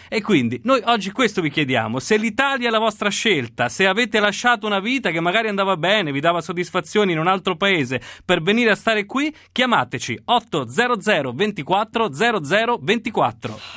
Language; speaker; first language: Italian; native; Italian